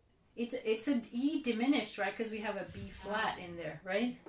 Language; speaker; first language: English; non-native, fluent; Finnish